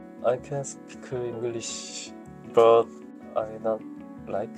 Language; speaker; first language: English; non-native, learner; Korean